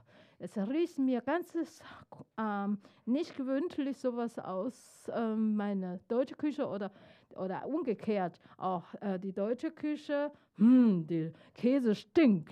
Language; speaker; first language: German; non-native, fluent; Chinese